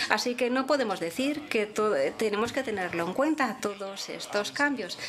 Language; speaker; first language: Spanish; non-native, fluent; English